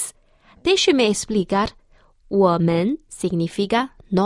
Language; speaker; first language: Portuguese; non-native, fluent; Chinese